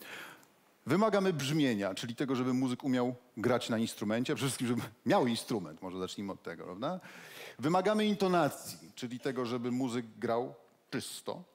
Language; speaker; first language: Polish; native; Polish